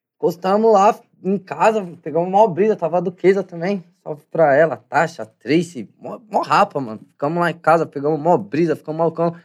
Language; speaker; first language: Portuguese; native; Portuguese